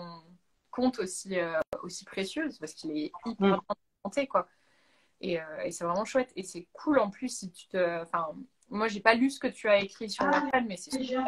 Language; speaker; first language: French; native; French